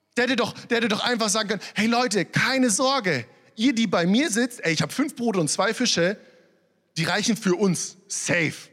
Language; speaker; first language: German; early bilingual, other home language; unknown